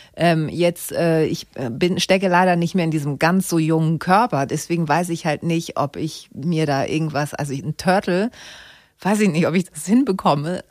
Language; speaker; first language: German; native; German